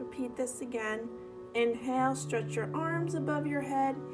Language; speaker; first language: English; native; English